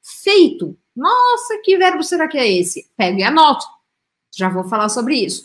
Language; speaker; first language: Portuguese; native; Portuguese